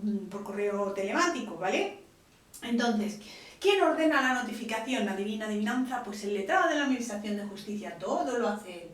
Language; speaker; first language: Spanish; native; Spanish